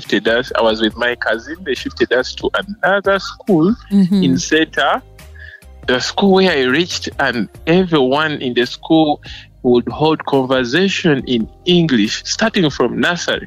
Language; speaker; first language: English; non-native, local second language; Ganda